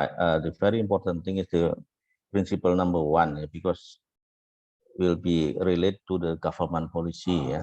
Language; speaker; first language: English; non-native, fluent; Indonesian